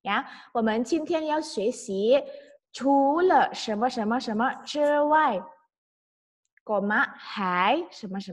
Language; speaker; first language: Chinese; non-native, fluent; Indonesian